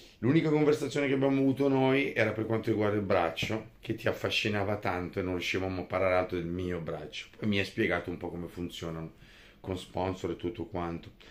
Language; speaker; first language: Italian; native; Italian